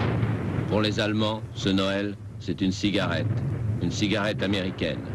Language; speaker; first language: French; native; French